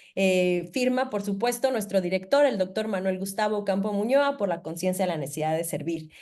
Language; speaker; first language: Spanish; native; Spanish